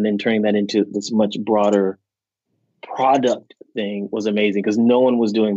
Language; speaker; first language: English; native; English